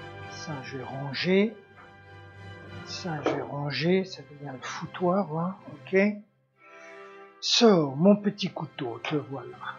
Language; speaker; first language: French; native; French